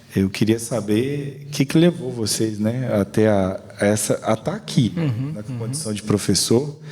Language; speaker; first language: Portuguese; native; Portuguese